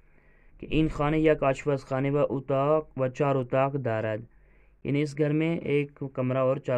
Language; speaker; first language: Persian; non-native, fluent; Urdu